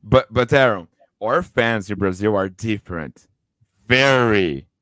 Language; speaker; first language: English; non-native, learner; Portuguese